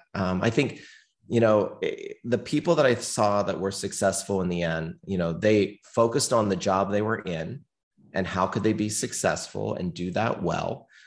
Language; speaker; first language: English; native; English